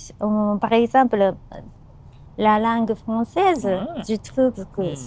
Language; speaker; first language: French; non-native, learner; Japanese